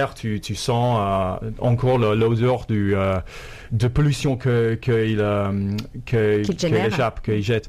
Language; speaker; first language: French; non-native, fluent; English